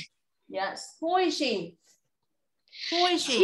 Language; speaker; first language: English; non-native, fluent; Vietnamese